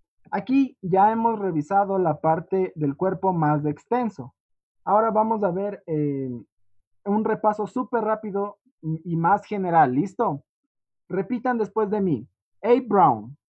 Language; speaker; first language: Spanish; native; Spanish